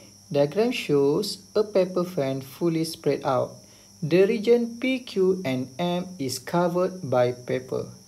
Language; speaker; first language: English; non-native, local second language; Malay